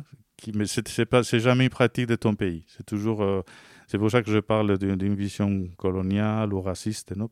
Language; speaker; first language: French; non-native, fluent; Spanish